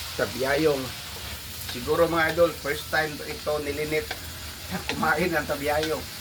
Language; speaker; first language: Filipino; non-native, local second language; Cebuano